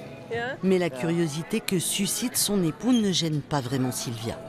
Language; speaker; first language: French; native; French